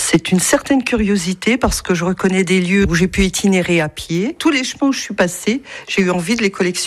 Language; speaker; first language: French; native; French